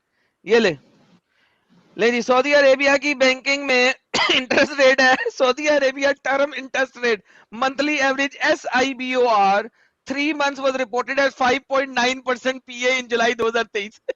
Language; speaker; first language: Hindi; native; Hindi